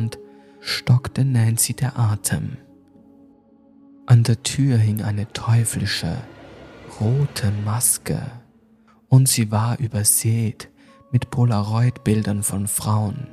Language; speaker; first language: German; native; German